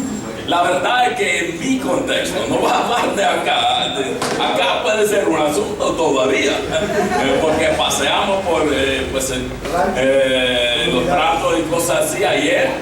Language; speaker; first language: Spanish; non-native, fluent; English